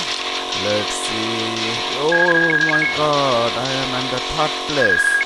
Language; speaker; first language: English; non-native, learner; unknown